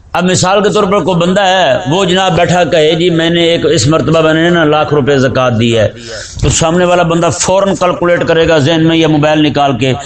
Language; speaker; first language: Urdu; non-native, local second language; Punjabi